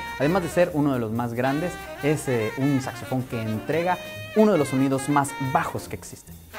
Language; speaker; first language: Spanish; native; Spanish